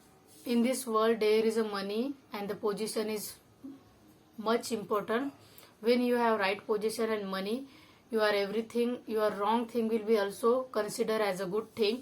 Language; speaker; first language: English; non-native, local second language; Marathi